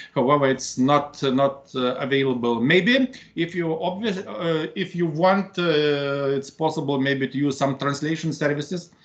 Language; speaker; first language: English; non-native, fluent; Lithuanian